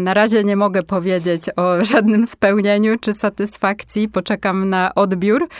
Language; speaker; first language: Polish; native; Polish